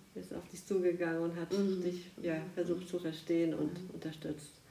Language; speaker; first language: German; native; German